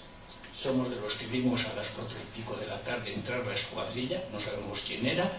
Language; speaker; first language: Spanish; native; Spanish